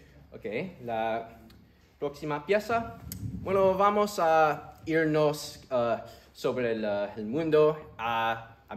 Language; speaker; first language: Spanish; early bilingual, heritage; Spanish